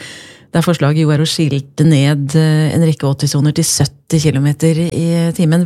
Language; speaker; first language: Norwegian; native; Norwegian